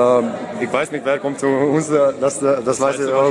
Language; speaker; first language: German; non-native, learner; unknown